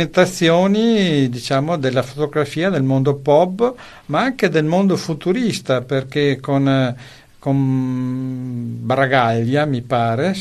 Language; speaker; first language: Italian; native; Italian